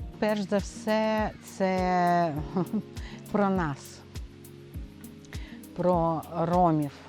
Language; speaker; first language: Ukrainian; non-native, local second language; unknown